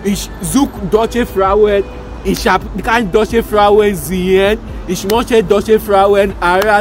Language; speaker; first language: German; non-native, learner; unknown